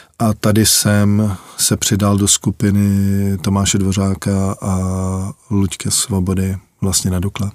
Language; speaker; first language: Czech; early bilingual, heritage; Czech